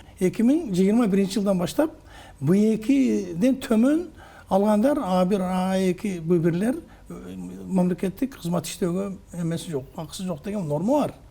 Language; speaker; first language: Kyrgyz; native; Kyrgyz